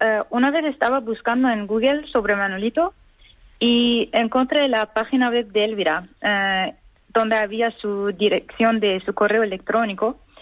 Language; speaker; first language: Spanish; non-native, fluent; Persian